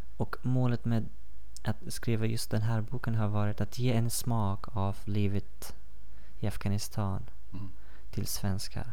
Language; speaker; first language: Swedish; non-native, fluent; Persian